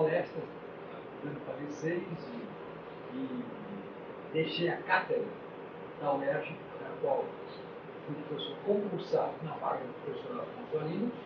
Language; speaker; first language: Portuguese; native; Portuguese